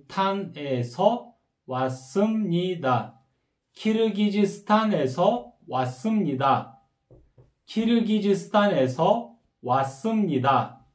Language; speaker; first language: Korean; non-native, fluent; Kyrgyz